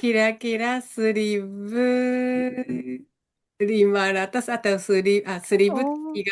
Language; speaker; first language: Indonesian; non-native, learner; Japanese